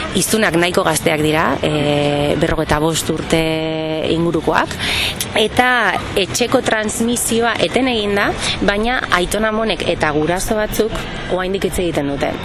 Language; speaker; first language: Basque; non-native, local second language; Spanish